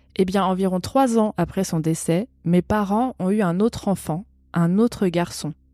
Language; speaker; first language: French; native; French